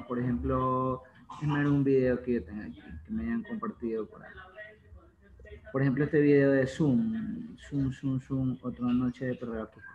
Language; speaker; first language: Spanish; native; Spanish